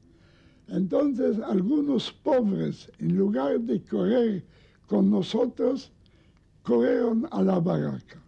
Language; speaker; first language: Spanish; non-native, learner; Yiddish